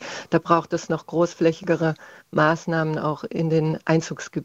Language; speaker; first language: German; native; German